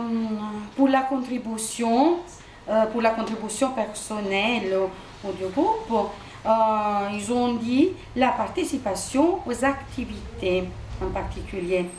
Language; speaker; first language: French; non-native, fluent; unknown